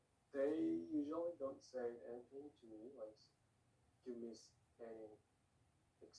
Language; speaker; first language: English; non-native, learner; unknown